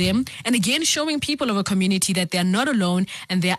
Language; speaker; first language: English; non-native, local second language; Zulu